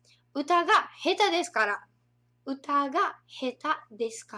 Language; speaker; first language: Japanese; non-native, fluent; Portuguese